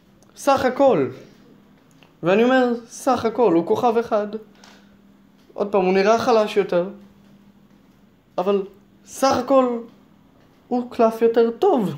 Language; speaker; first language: Hebrew; native; Hebrew